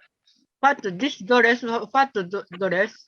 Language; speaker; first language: English; non-native, learner; Japanese